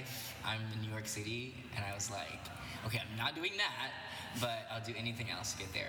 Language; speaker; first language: English; native; English